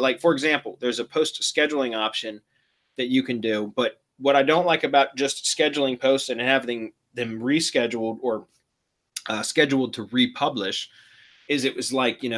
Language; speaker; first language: English; native; English